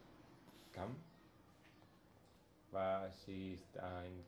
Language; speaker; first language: German; non-native, learner; Spanish